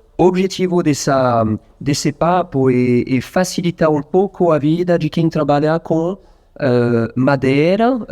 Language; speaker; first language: Portuguese; non-native, fluent; French